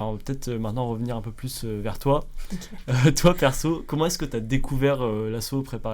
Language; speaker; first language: French; native; French